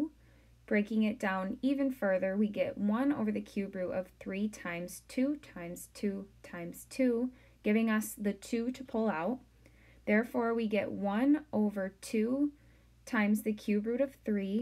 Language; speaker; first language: English; native; English